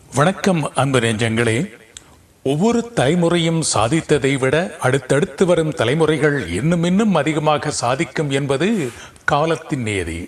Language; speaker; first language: Tamil; native; Tamil